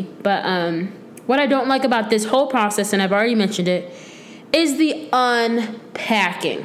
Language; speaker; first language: English; native; English